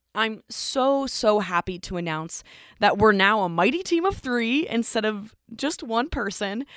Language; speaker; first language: English; native; English